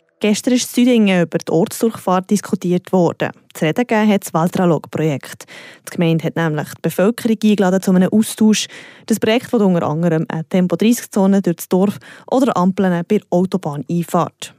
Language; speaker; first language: German; native; German